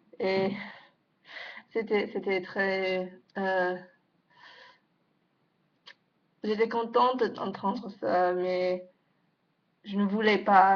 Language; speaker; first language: French; non-native, learner; English